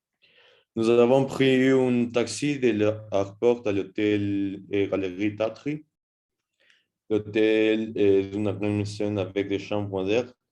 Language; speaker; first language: French; non-native, learner; Spanish